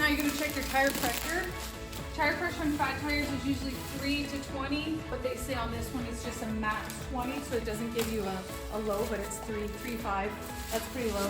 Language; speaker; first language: English; native; English